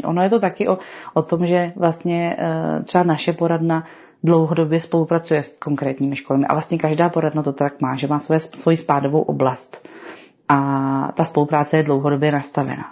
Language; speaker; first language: Czech; native; Czech